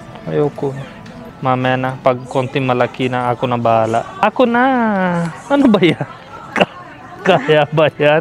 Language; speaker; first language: Filipino; non-native, learner; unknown